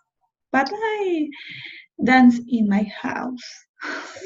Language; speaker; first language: English; non-native, learner; Spanish